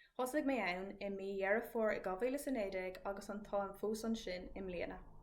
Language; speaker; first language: Irish; non-native, local second language; English